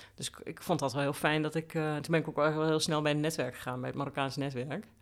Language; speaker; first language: Dutch; native; Dutch